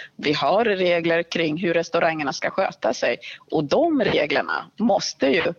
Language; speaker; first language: Swedish; early bilingual, other home language; Swahili